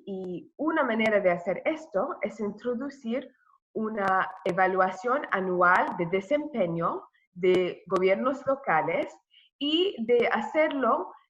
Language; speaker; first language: Spanish; non-native, fluent; English